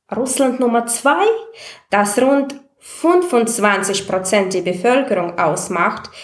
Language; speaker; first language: German; non-native, fluent; Russian